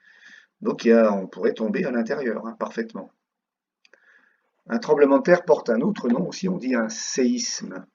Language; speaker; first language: French; native; French